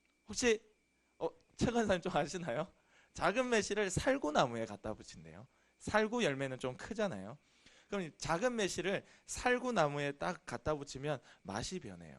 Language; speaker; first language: Korean; native; Korean